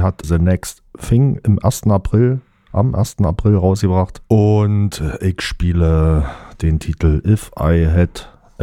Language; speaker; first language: German; native; German